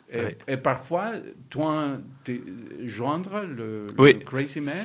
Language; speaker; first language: French; non-native, learner; Spanish